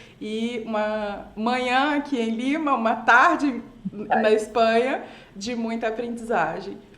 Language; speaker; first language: Portuguese; native; Portuguese